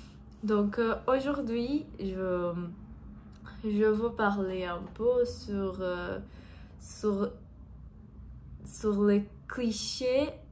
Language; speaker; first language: French; non-native, learner; Portuguese